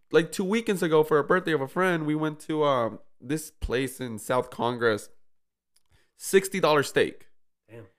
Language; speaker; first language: English; early bilingual, other home language; Spanish